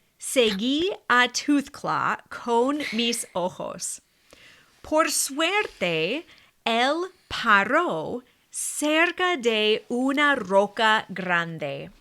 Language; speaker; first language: Spanish; non-native, fluent; English